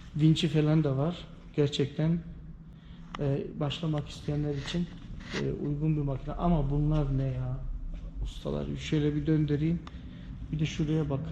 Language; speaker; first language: Turkish; early bilingual, heritage; Turkish